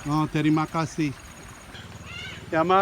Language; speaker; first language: Indonesian; non-native, learner; English